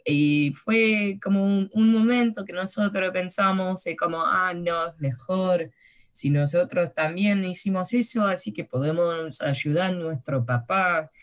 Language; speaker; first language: Spanish; early bilingual, heritage; Spanish